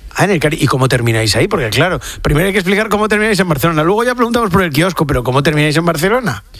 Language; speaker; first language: Spanish; native; Spanish